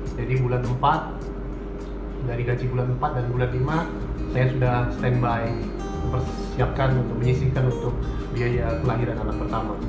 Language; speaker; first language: Indonesian; native; Indonesian